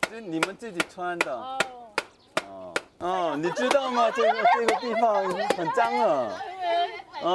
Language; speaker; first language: Chinese; non-native, learner; Korean